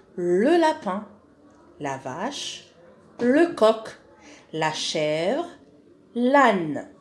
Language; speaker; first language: French; non-native, local second language; Arabic